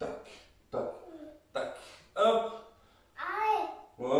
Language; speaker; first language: French; native; French